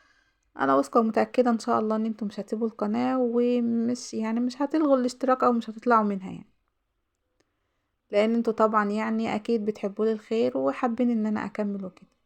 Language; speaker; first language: Arabic; native; Arabic